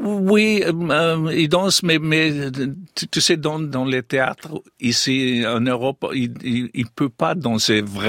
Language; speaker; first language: French; non-native, fluent; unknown